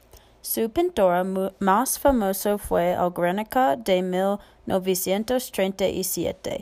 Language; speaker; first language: Spanish; non-native, learner; English